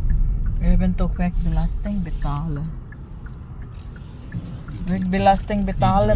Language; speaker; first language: Dutch; non-native, learner; Filipino